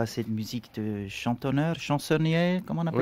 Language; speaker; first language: French; non-native, local second language; Swiss German